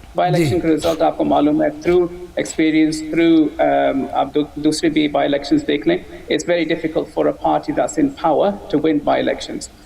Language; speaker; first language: Urdu; native; Urdu